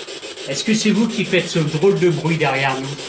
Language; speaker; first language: French; native; French